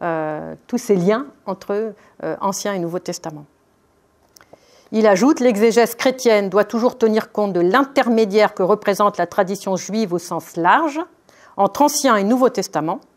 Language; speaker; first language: French; native; French